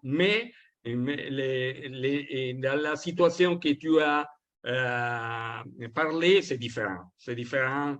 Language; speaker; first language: French; non-native, learner; Italian